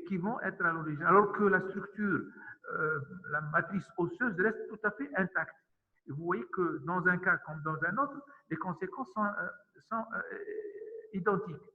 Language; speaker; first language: French; non-native, local second language; Arabic